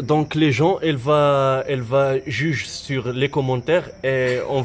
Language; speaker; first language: French; non-native, learner; Arabic